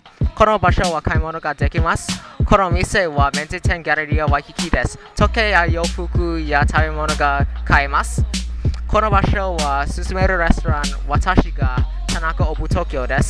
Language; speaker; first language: Japanese; non-native, learner; English